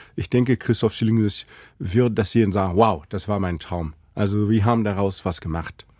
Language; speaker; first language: German; non-native, fluent; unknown